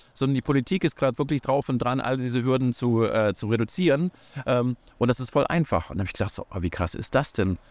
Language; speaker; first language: German; early bilingual, other home language; Russian